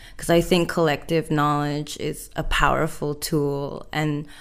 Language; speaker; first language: English; non-native, fluent; Indonesian